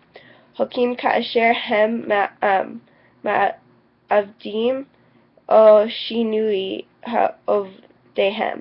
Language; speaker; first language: Hebrew; non-native, learner; English